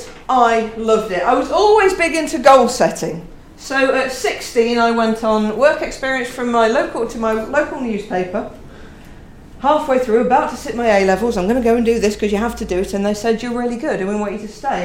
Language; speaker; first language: English; native; English